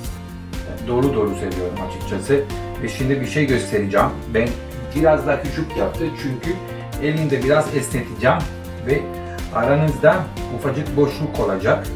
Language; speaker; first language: Turkish; non-native, fluent; Italian